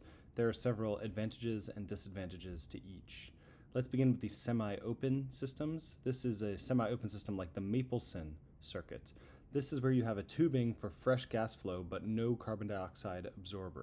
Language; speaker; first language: English; native; English